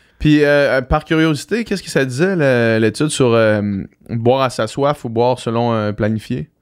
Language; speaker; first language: French; native; French